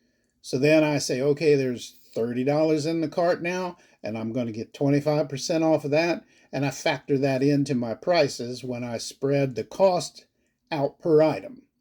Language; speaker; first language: English; native; English